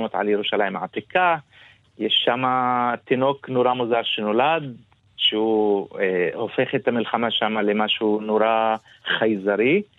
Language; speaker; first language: Hebrew; non-native, local second language; Arabic